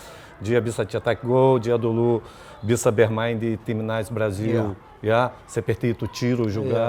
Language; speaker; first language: Indonesian; non-native, fluent; Portuguese